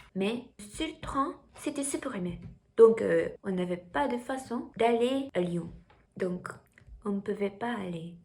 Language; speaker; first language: French; non-native, learner; Japanese